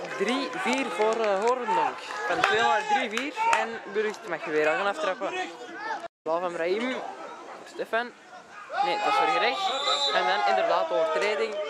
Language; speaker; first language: Dutch; native; Dutch